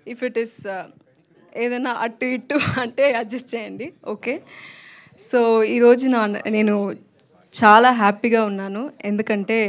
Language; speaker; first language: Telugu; non-native, learner; Tamil